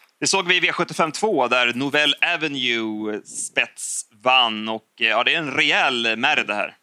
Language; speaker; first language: Swedish; native; Swedish